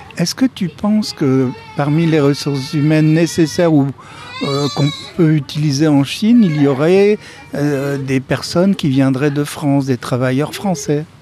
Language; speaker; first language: French; native; French